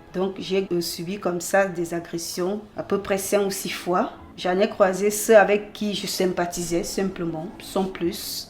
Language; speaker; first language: French; native; French